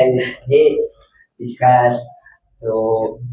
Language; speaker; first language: English; non-native, learner; Indonesian